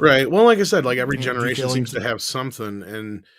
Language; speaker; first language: English; native; English